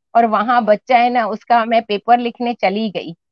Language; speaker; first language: Hindi; non-native, local second language; Sindhi